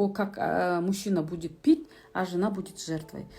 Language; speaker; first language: Russian; non-native, local second language; Kazakh